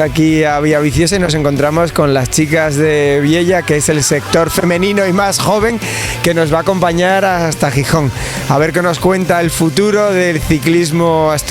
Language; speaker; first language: Spanish; native; Spanish